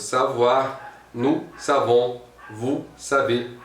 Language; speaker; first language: French; non-native, fluent; Portuguese